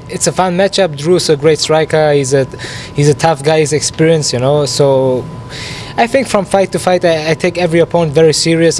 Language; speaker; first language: English; non-native, fluent; German